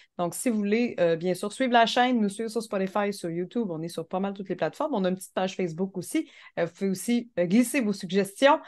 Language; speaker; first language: French; native; French